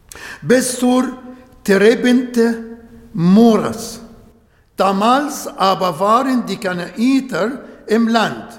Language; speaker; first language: German; non-native, fluent; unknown